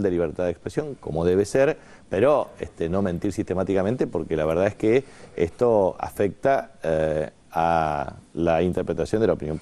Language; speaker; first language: Spanish; native; Spanish